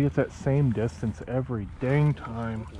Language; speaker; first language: English; native; English